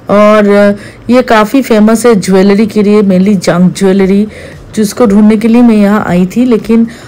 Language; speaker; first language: Hindi; non-native, local second language; Bangla